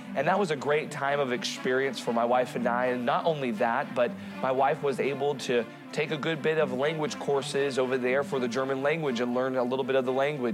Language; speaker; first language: English; early bilingual, other home language; German